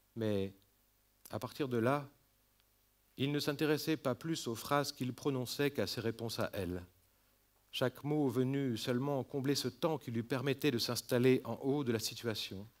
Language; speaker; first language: French; native; French